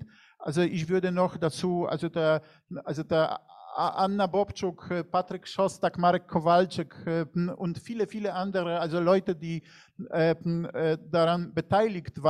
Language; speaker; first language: German; non-native, fluent; Polish